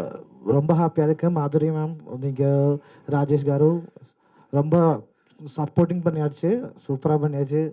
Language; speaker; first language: Tamil; non-native, fluent; Malayalam